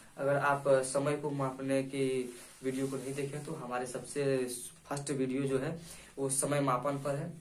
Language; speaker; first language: Hindi; native; Hindi